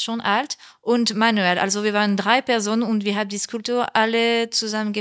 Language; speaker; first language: German; non-native, learner; French